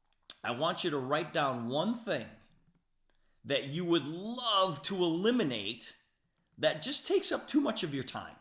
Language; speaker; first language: English; native; English